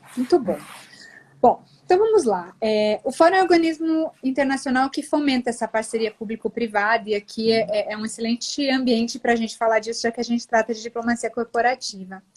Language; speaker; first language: Portuguese; native; Portuguese